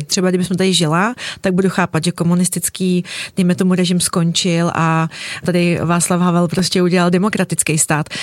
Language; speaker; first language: Czech; early bilingual, other home language; Russian